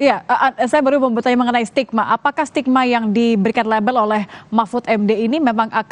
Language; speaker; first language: Indonesian; native; Indonesian